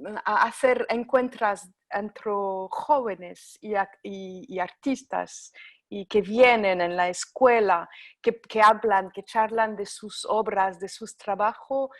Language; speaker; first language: Spanish; non-native, fluent; French